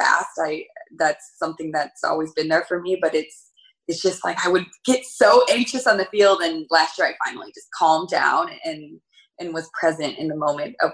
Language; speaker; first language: English; native; English